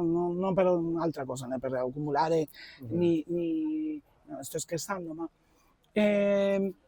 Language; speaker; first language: Italian; non-native, fluent; Spanish